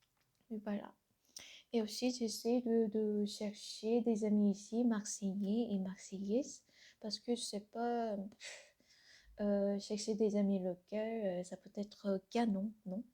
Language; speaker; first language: French; non-native, learner; Korean